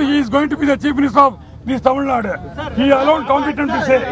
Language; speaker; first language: English; non-native, local second language; Tamil